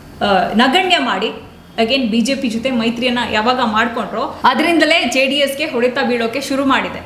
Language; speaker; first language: Kannada; native; Kannada